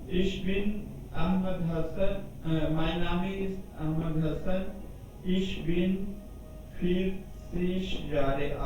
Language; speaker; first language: German; non-native, learner; Urdu